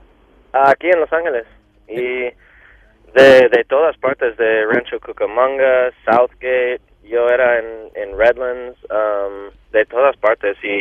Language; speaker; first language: Spanish; non-native, local second language; English